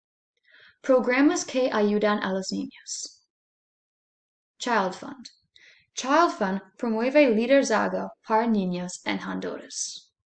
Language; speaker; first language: Spanish; non-native, learner; English